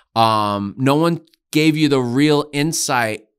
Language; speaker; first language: English; native; English